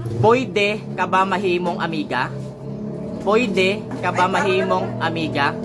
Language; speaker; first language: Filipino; non-native, local second language; Cebuano